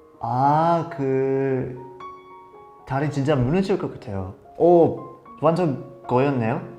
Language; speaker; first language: Korean; non-native, fluent; English